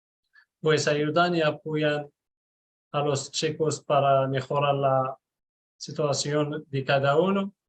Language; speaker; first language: Spanish; non-native, learner; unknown